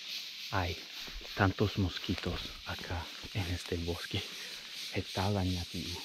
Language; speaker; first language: Spanish; non-native, fluent; English